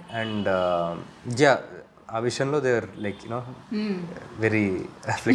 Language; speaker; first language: Telugu; native; Telugu